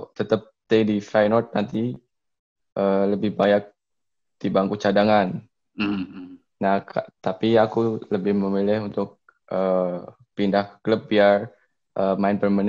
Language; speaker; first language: Indonesian; early bilingual, heritage; Indonesian